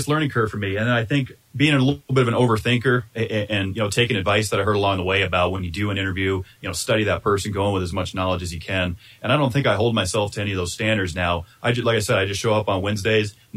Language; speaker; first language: English; native; English